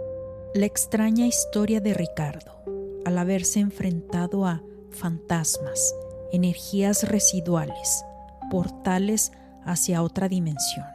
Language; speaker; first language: Spanish; native; Spanish